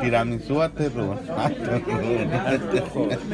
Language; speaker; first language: Italian; native; Italian